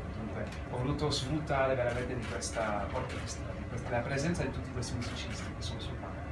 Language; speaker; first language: Italian; non-native, fluent; English